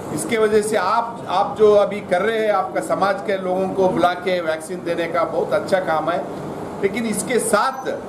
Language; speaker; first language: Hindi; non-native, local second language; Kannada